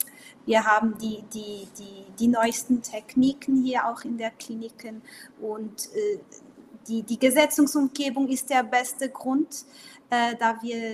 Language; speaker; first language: German; non-native, local second language; Portuguese